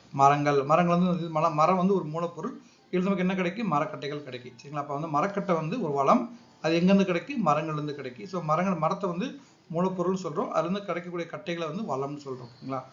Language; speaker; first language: Tamil; native; Tamil